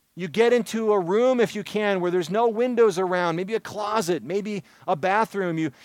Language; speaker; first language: English; native; English